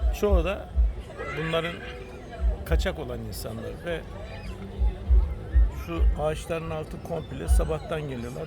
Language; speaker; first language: Turkish; native; Turkish